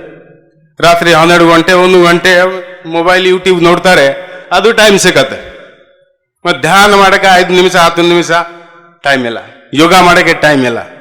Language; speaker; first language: Kannada; non-native, local second language; Odia